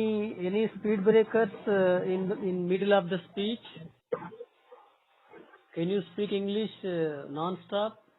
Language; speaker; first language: English; non-native, local second language; Telugu